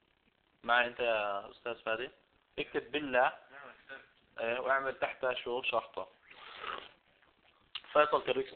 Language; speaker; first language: Danish; non-native, fluent; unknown